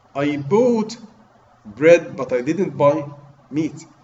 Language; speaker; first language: English; non-native, fluent; Arabic